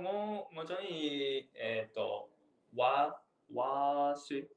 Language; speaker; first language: Chinese; non-native, learner; Japanese